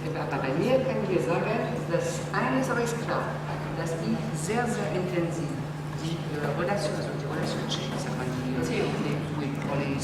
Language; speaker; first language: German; non-native, learner; Kabyle